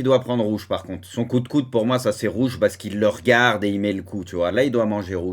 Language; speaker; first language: French; native; French